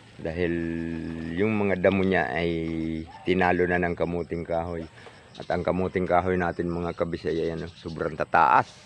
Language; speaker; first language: Filipino; non-native, local second language; Cebuano